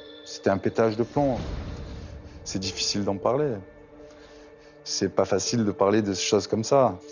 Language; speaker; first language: French; native; French